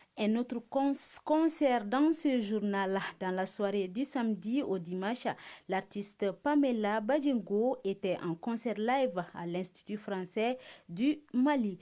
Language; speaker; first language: French; non-native, local second language; Bambara